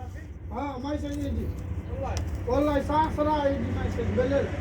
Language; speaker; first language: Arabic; non-native, learner; Hindi